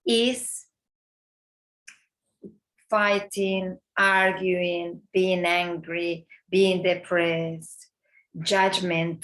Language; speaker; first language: English; non-native, fluent; Spanish